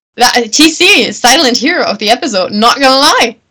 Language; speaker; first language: English; non-native, fluent; German